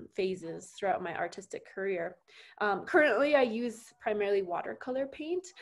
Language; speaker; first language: English; native; English